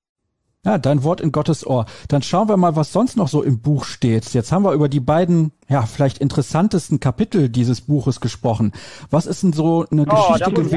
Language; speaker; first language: German; native; German